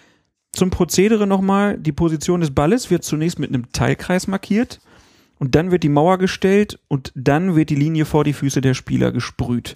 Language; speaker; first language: German; native; German